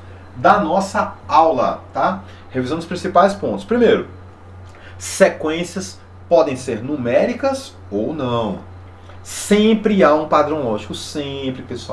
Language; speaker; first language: Portuguese; native; Portuguese